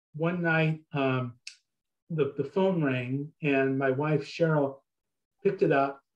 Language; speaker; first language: English; native; English